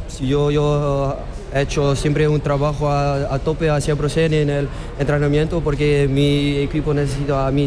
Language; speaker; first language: Spanish; non-native, learner; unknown